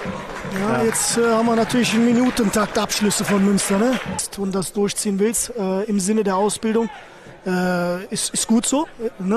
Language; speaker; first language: German; native; German